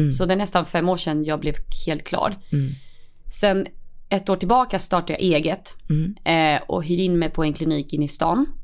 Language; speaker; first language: Swedish; early bilingual, other home language; Spanish